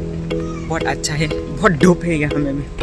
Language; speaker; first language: Hindi; non-native, local second language; Khasi